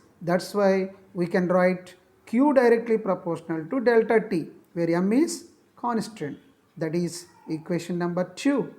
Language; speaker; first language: English; non-native, local second language; Telugu